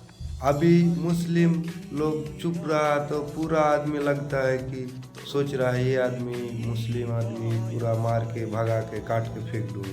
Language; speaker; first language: Hindi; non-native, local second language; Bangla